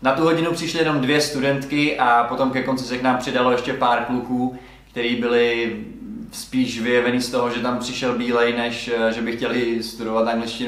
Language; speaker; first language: Czech; native; Czech